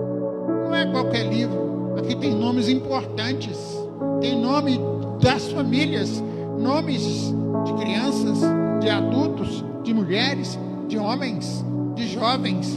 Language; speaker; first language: Portuguese; native; Portuguese